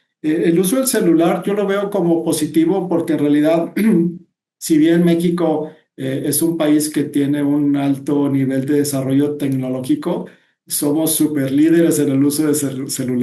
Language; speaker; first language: Spanish; native; Spanish